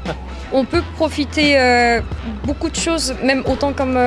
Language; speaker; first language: French; non-native, fluent; Korean